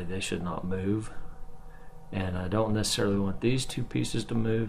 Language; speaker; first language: English; native; English